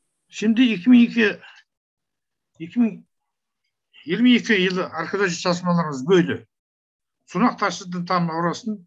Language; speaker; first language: Turkish; non-native, learner; Kazakh